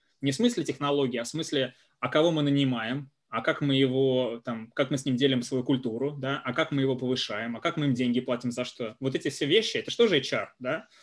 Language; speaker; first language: Russian; native; Russian